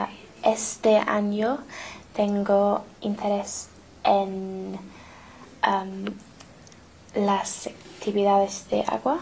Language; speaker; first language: Spanish; non-native, learner; English